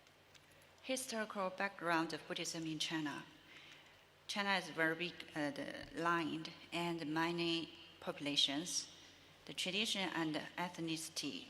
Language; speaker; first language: English; non-native, learner; Chinese